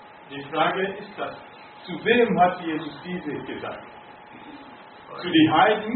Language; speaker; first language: German; non-native, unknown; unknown